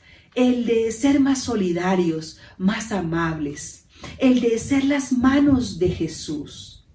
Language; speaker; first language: Spanish; native; Spanish